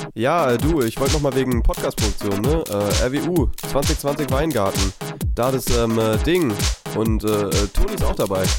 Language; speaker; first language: German; native; German